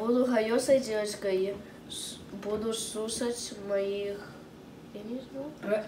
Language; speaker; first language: Russian; early bilingual, heritage; Russian